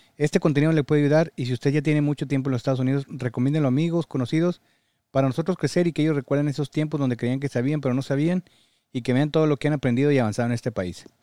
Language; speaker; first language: Spanish; native; Spanish